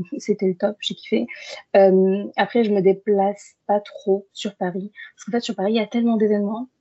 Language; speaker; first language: French; early bilingual, other home language; Arabic